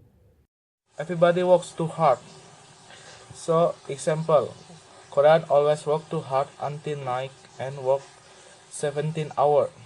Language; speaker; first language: English; non-native, learner; Indonesian